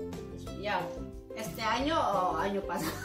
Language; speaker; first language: Spanish; non-native, learner; Indonesian